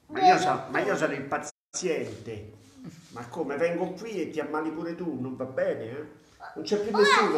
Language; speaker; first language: Italian; native; Italian